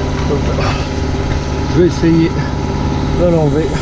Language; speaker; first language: French; native; French